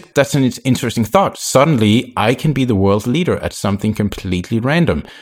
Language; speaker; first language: English; non-native, fluent; Danish